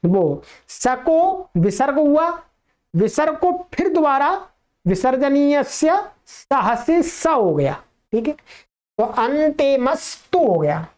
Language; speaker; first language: Hindi; native; Hindi